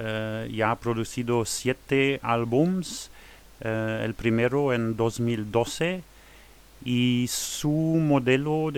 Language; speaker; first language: Spanish; non-native, fluent; German